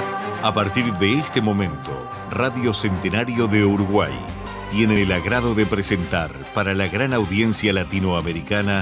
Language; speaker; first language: Spanish; native; Spanish